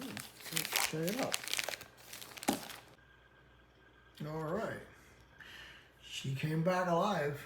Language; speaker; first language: English; native; English